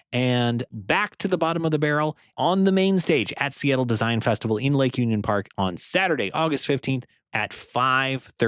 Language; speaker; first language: English; native; English